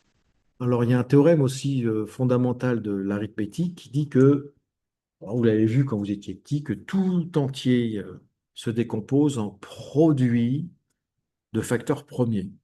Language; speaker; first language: French; native; French